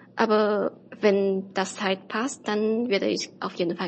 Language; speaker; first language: German; non-native, learner; Chinese